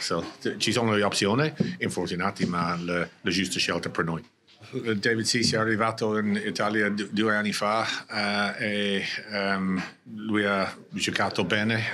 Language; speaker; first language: Italian; non-native, learner; English